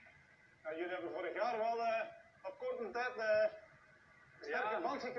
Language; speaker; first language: Dutch; native; Dutch